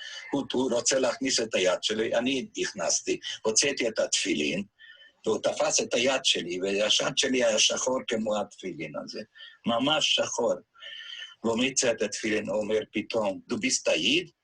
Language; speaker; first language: Hebrew; non-native, fluent; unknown